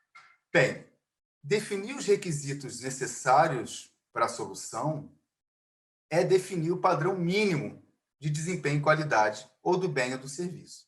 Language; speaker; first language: Portuguese; native; Portuguese